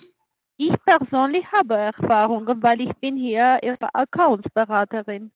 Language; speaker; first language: German; non-native, learner; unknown